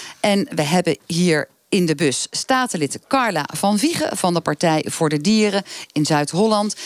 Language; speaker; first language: Dutch; native; Dutch